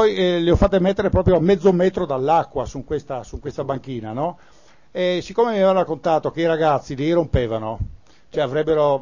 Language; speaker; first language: Italian; native; Italian